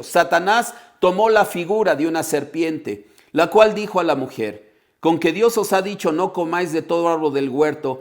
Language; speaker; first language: Spanish; native; Spanish